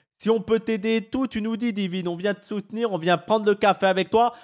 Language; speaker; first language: French; native; French